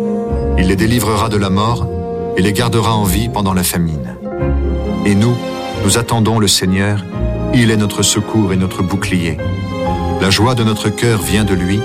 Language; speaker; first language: French; native; French